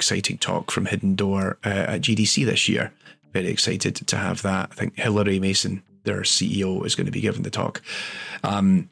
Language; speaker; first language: English; native; English